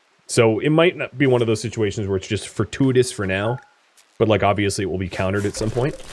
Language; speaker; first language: English; native; English